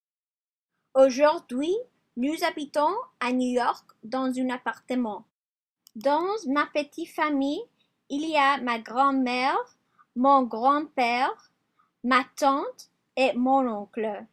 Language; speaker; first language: French; non-native, learner; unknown